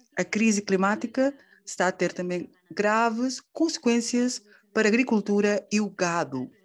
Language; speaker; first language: Portuguese; non-native, fluent; Spanish